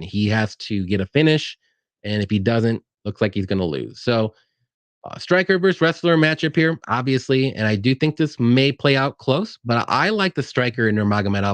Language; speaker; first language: English; native; English